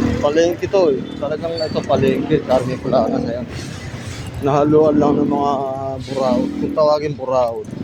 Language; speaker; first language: Filipino; native; Filipino